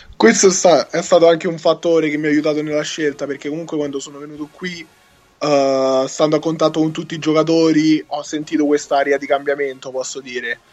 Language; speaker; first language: Italian; native; Italian